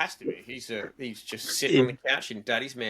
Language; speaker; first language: English; native; English